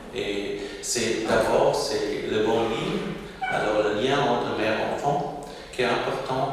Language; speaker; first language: French; non-native, local second language; German